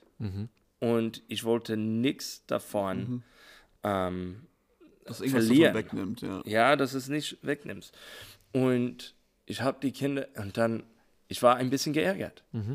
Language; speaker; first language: German; non-native, learner; English